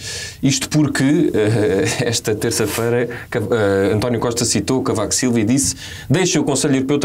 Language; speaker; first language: Portuguese; native; Portuguese